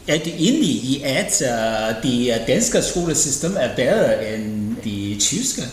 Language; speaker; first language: Danish; non-native, learner; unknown